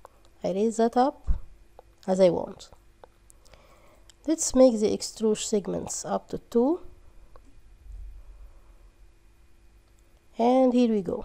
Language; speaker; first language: English; non-native, fluent; Arabic